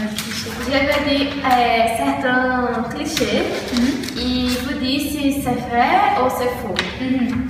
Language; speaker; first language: French; non-native, learner; Portuguese